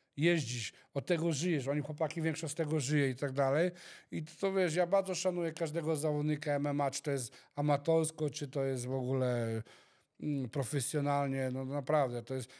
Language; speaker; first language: Polish; early bilingual, heritage; Polish